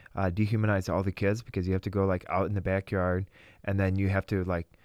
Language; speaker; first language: English; early bilingual, other home language; Russian